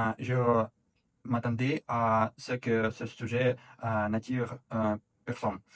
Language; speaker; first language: French; non-native, fluent; Russian